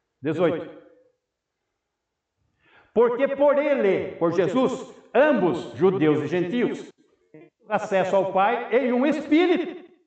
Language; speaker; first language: Portuguese; native; Portuguese